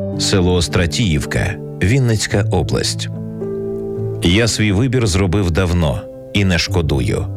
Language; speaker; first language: Ukrainian; native; Ukrainian